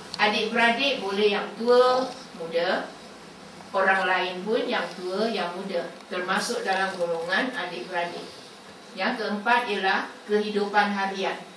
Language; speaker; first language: Malay; non-native, local second language; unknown